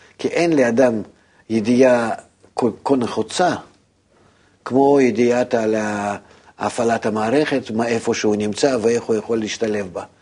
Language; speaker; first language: Hebrew; non-native, fluent; Russian